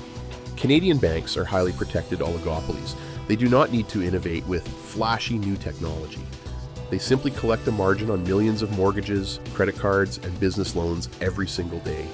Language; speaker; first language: English; native; English